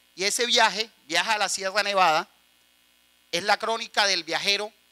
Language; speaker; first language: Spanish; native; Spanish